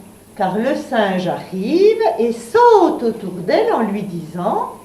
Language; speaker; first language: French; native; French